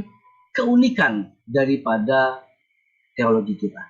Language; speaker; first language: Indonesian; native; Indonesian